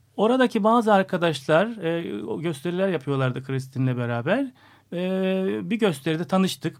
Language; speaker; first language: Turkish; native; Turkish